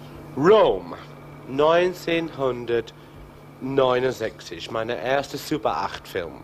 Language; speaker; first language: German; non-native, fluent; English